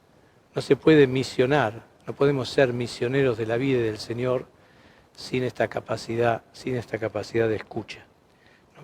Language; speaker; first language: Spanish; native; Spanish